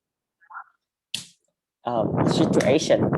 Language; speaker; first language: English; non-native, learner; Vietnamese